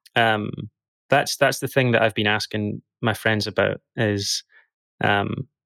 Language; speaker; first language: English; native; English